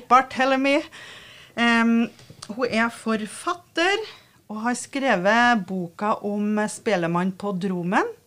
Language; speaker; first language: Norwegian; native; Norwegian